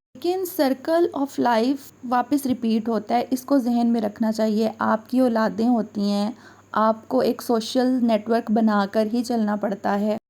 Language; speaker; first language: Urdu; native; Urdu